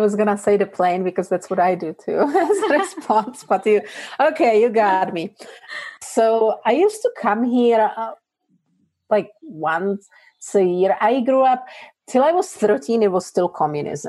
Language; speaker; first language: English; non-native, fluent; Czech